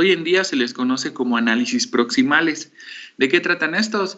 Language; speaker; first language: Spanish; native; Spanish